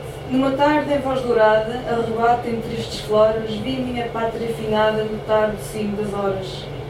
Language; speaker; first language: Portuguese; native; Portuguese